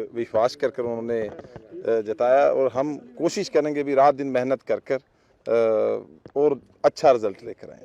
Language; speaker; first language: Hindi; non-native, local second language; Punjabi